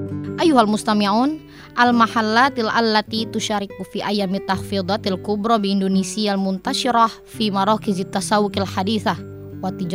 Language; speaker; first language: Arabic; non-native, fluent; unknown